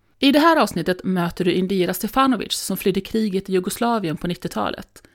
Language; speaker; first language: Swedish; native; Swedish